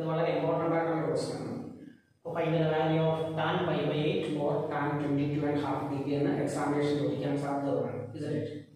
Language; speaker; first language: English; non-native, local second language; Malayalam